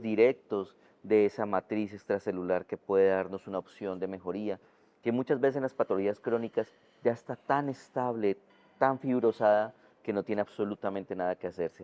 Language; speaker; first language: Spanish; native; Spanish